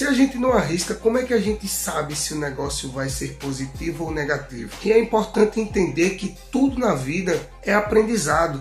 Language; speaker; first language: Portuguese; native; Portuguese